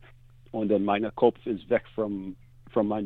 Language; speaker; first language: German; non-native, fluent; English